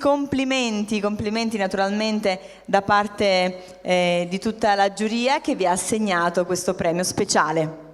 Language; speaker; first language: Italian; native; Italian